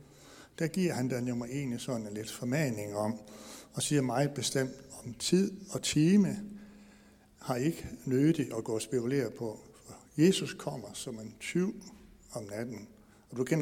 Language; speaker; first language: Danish; native; Danish